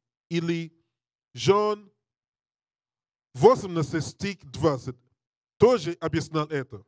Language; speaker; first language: Russian; non-native, learner; English